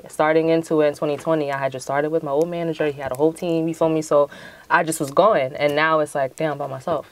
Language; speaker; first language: English; native; English